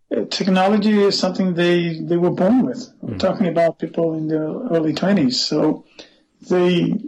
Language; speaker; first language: English; non-native, fluent; Portuguese